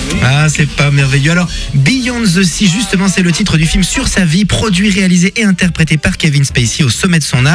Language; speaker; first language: French; native; French